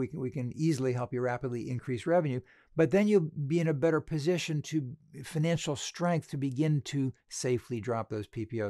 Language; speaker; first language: English; native; English